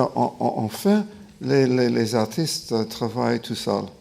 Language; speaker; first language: French; non-native, fluent; English